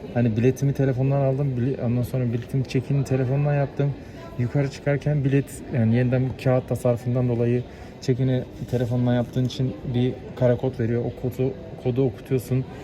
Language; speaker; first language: Turkish; native; Turkish